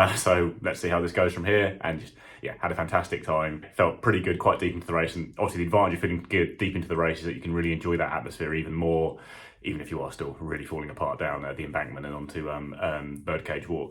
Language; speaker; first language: English; native; English